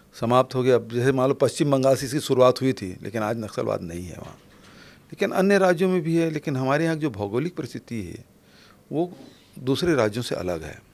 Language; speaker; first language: Hindi; native; Hindi